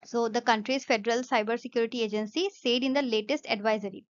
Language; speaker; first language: English; non-native, local second language; Assamese